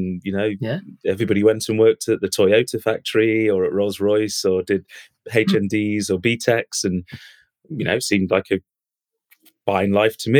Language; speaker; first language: English; native; English